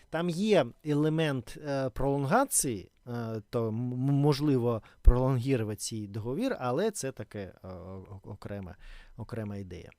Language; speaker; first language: Ukrainian; non-native, learner; Russian